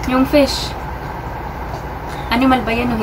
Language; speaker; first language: Filipino; non-native, local second language; Hiligaynon